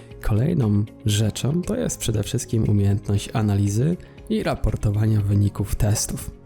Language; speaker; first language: Polish; native; Polish